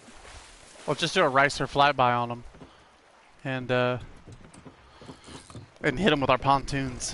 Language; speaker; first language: English; native; English